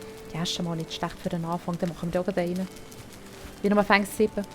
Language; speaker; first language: German; native; German